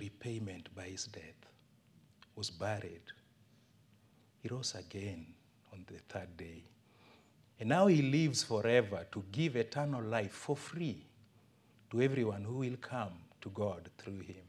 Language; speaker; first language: English; non-native, local second language; Luo (Kenya and Tanzania)